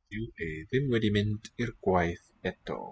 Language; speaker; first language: Welsh; non-native, learner; English